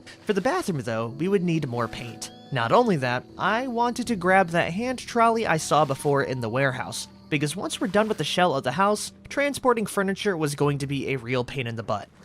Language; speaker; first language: English; native; English